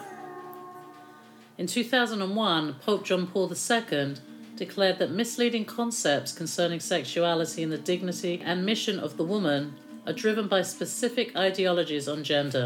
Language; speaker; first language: English; native; English